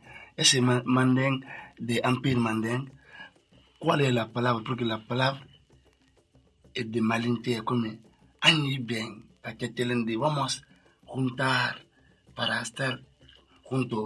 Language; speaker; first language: Spanish; non-native, learner; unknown